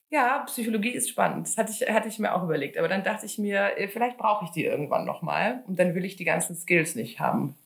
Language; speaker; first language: German; native; German